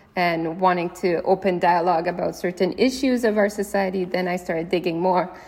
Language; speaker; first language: English; native; English